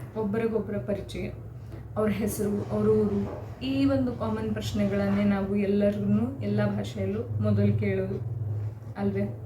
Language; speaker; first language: Kannada; native; Kannada